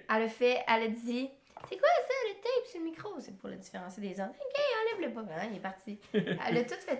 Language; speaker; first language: French; native; French